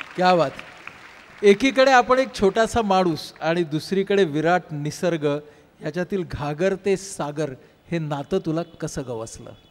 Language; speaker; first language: Marathi; native; Marathi